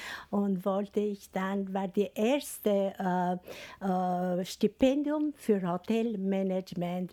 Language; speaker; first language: German; non-native, fluent; Albanian